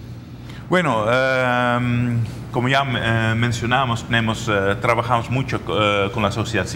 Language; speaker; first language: Spanish; non-native, fluent; Dutch